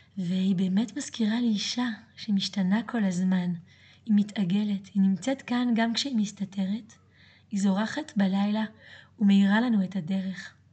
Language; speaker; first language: Hebrew; early bilingual, other home language; French